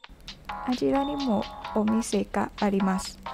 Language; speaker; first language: Japanese; non-native, learner; Thai